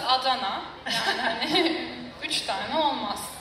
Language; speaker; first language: Turkish; native; Turkish